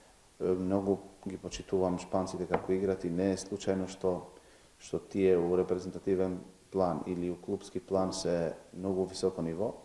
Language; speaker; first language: Macedonian; non-native, local second language; Albanian